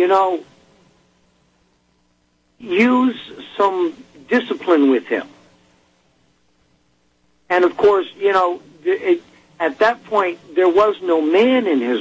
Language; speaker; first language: English; native; English